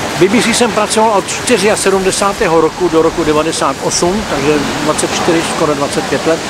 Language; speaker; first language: Czech; native; Czech